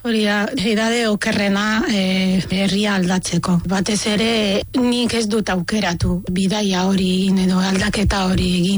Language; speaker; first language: Basque; non-native, fluent; Arabic